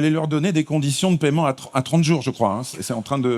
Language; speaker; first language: French; native; French